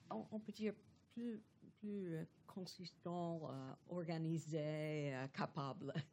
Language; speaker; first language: French; non-native, learner; English